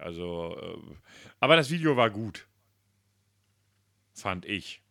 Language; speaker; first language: German; native; German